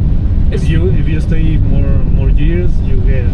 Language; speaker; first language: English; non-native, learner; Spanish